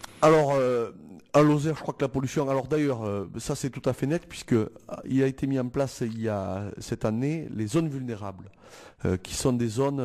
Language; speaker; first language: French; native; French